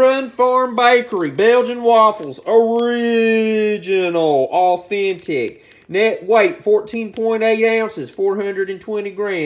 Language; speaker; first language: English; native; English